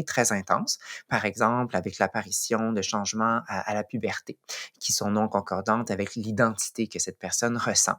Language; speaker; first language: French; native; French